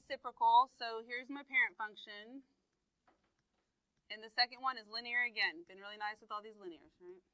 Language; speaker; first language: English; native; English